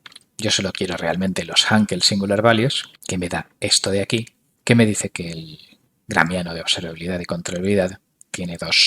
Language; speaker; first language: Spanish; native; Spanish